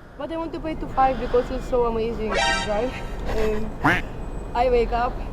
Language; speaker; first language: English; non-native, learner; Russian